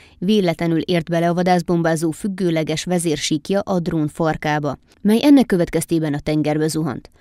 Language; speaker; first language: Hungarian; native; Hungarian